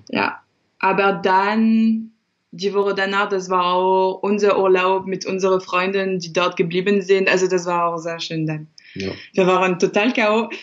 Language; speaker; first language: German; non-native, fluent; French